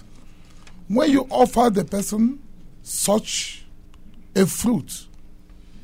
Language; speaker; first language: English; non-native, local second language; Igbo